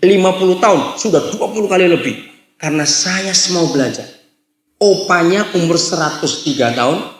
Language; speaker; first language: Indonesian; native; Indonesian